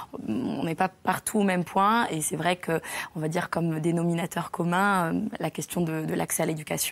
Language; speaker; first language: French; native; French